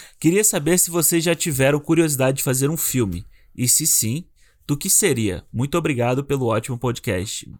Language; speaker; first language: Portuguese; native; Portuguese